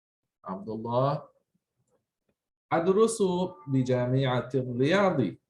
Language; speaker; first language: Arabic; non-native, fluent; English